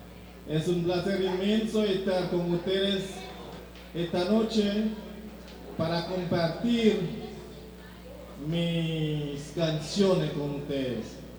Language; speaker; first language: Spanish; non-native, fluent; Haitian Creole